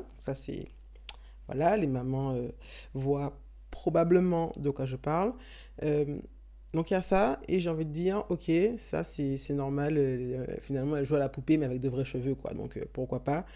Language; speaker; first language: French; native; French